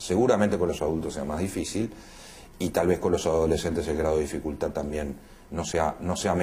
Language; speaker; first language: Spanish; native; Spanish